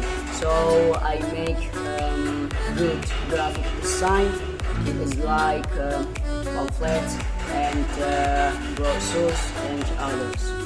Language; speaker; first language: English; non-native, learner; Indonesian